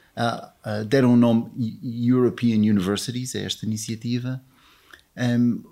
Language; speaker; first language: Portuguese; non-native, fluent; English